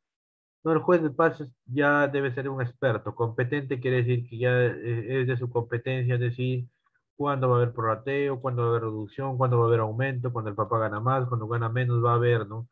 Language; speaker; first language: Spanish; native; Spanish